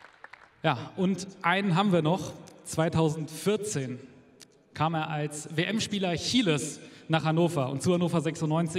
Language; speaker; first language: German; native; German